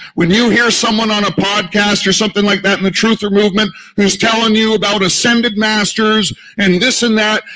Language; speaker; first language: English; native; English